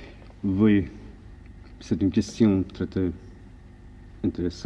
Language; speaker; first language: French; non-native, learner; Hungarian